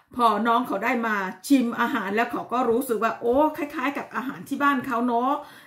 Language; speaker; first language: Thai; native; Thai